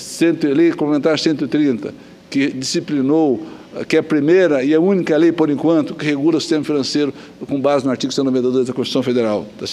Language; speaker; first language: Portuguese; native; Portuguese